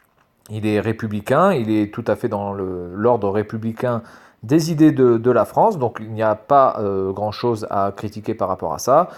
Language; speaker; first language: French; native; French